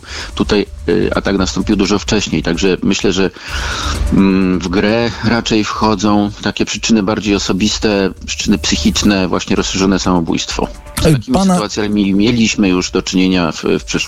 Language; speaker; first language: Polish; native; Polish